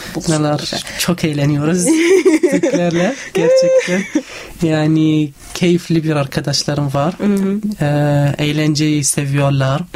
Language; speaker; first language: Turkish; non-native, learner; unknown